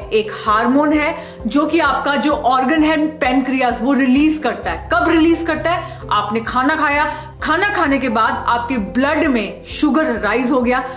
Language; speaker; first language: Hindi; native; Hindi